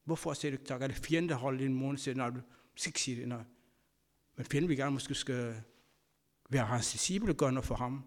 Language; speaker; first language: Danish; non-native, fluent; Kabuverdianu